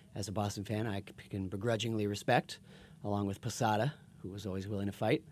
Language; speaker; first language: English; native; English